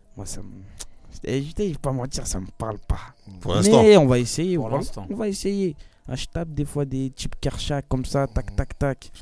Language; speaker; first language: French; native; French